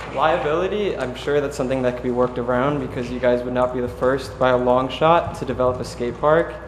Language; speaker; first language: English; native; English